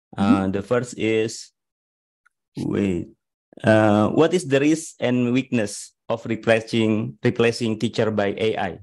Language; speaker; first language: English; non-native, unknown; Indonesian